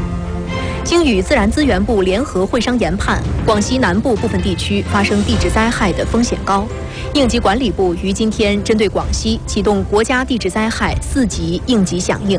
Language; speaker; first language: Chinese; native; Chinese